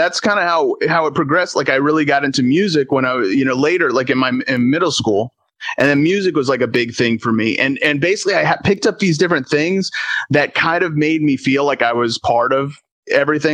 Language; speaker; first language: English; native; English